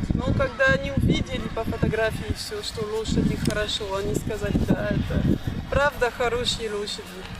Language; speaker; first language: Russian; non-native, learner; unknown